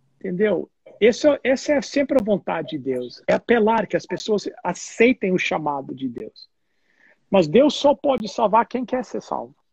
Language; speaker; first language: Portuguese; non-native, fluent; English